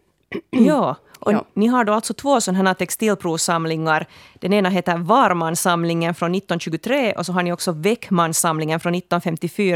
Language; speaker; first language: Swedish; native; Swedish